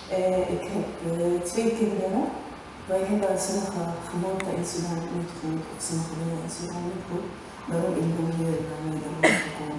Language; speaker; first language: Dutch; non-native, learner; Arabic